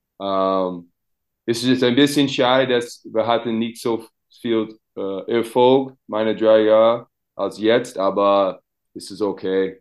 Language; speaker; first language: German; non-native, learner; English